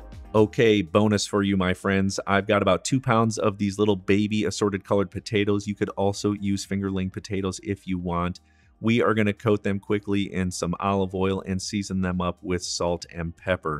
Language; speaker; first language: English; native; English